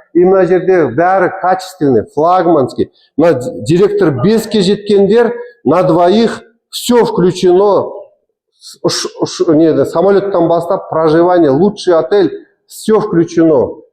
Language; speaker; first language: Russian; non-native, local second language; Kazakh